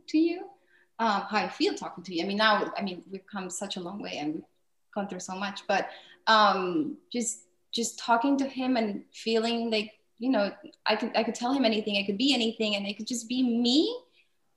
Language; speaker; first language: English; non-native, fluent; Spanish